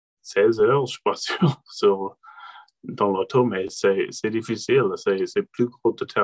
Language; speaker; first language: French; non-native, local second language; English